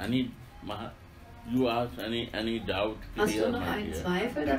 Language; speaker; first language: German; non-native, learner; Hindi